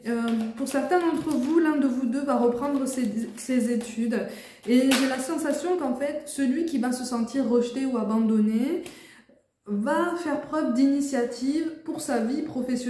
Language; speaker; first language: French; native; French